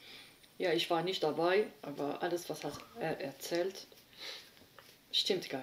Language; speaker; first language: German; non-native, learner; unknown